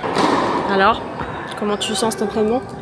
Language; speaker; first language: French; native; French